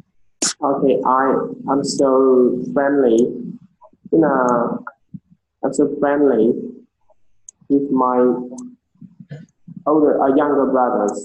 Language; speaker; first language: English; non-native, learner; Vietnamese